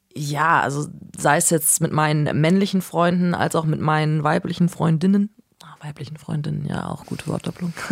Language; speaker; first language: German; native; German